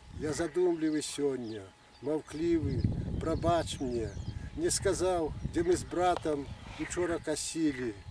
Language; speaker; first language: Belarusian; native; Belarusian